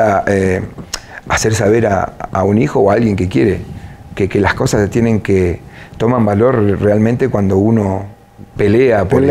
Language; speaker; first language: Spanish; native; Spanish